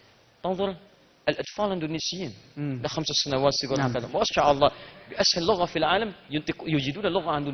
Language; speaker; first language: Arabic; non-native, fluent; Indonesian